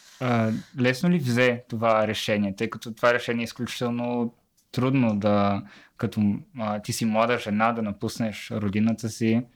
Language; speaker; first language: Bulgarian; native; Bulgarian